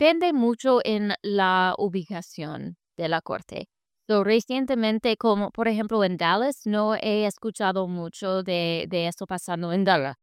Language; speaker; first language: Spanish; non-native, fluent; English